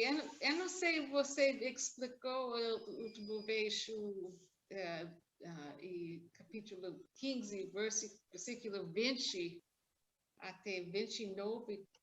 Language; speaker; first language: Portuguese; non-native, learner; English